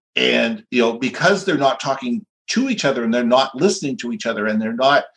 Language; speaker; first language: English; native; English